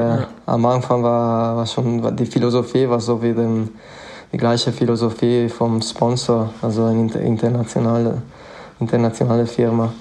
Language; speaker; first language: German; non-native, fluent; Italian